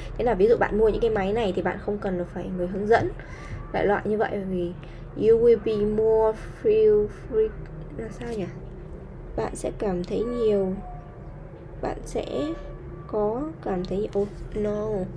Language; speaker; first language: Vietnamese; native; Vietnamese